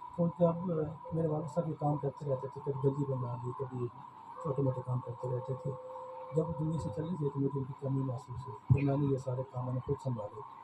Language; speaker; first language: Urdu; non-native, local second language; Punjabi